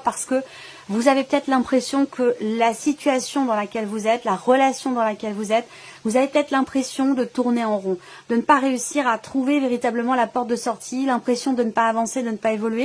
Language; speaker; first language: French; native; French